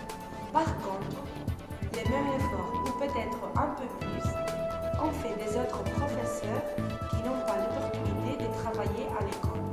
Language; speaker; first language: French; non-native, learner; Spanish